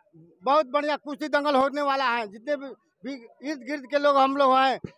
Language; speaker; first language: Hindi; native; Hindi